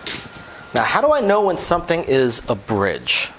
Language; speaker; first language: English; native; English